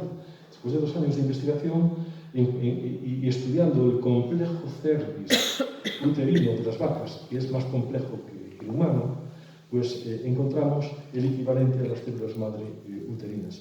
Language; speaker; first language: Spanish; native; Spanish